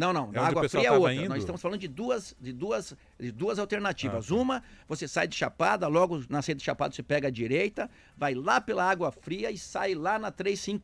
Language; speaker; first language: Portuguese; native; Portuguese